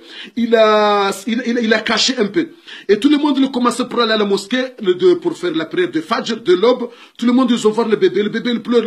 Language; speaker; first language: French; non-native, learner; Comorian